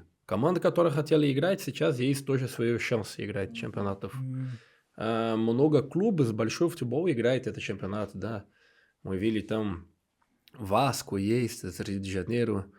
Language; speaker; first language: Russian; non-native, learner; Portuguese